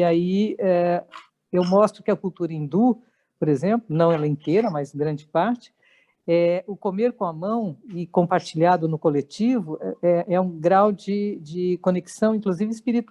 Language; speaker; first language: Portuguese; native; Portuguese